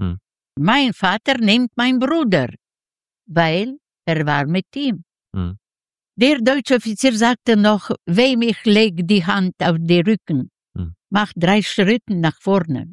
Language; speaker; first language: German; non-native, learner; Yiddish